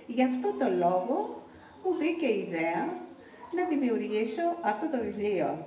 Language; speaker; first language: Greek; native; Greek